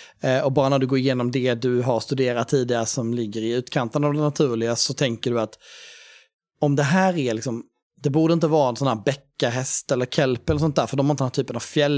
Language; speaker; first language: Swedish; native; Swedish